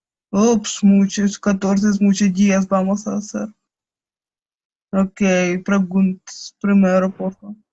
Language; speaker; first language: Spanish; non-native, learner; Russian